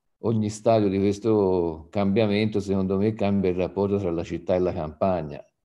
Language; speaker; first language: Italian; native; Italian